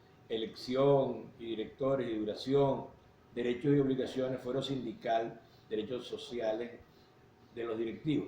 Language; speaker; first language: Spanish; native; Spanish